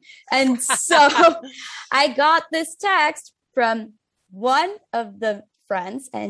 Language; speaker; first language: English; native; English